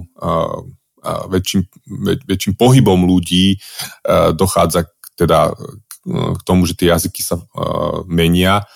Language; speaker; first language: Slovak; native; Slovak